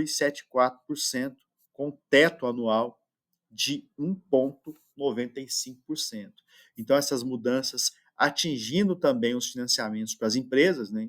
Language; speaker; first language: Portuguese; native; Portuguese